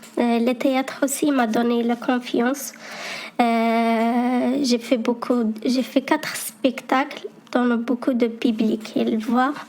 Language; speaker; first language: French; non-native, learner; Arabic